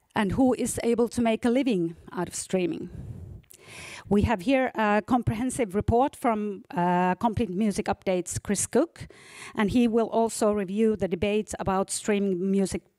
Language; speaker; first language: English; non-native, fluent; Finnish